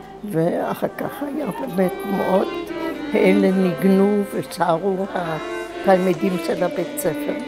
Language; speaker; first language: Hebrew; non-native, fluent; German